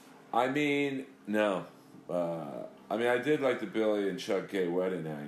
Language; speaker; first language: English; native; English